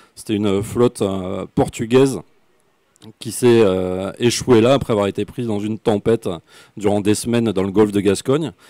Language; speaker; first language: French; native; French